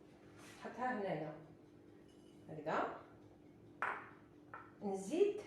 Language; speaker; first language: Arabic; native; Arabic